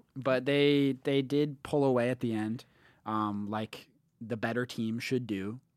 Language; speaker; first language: English; native; English